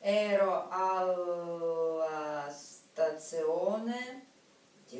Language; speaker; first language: Italian; non-native, learner; Russian